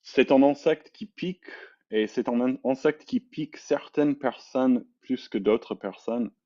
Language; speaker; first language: French; non-native, fluent; English